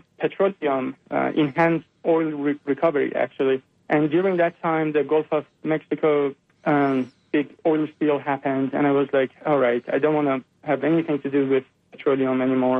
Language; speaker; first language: English; non-native, fluent; Persian